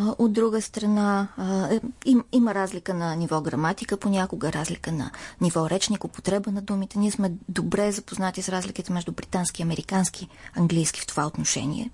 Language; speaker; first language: Bulgarian; native; Bulgarian